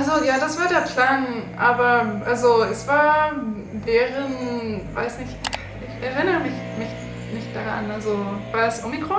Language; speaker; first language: German; non-native, learner; English